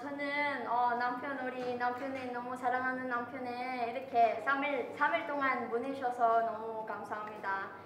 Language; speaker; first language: Korean; non-native, learner; Filipino